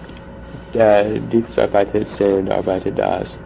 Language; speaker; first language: German; non-native, learner; English